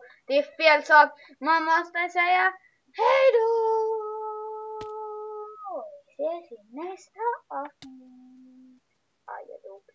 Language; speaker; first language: Swedish; early bilingual, other home language; Bulgarian